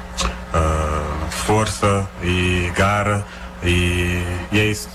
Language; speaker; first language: Portuguese; non-native, local second language; Kabuverdianu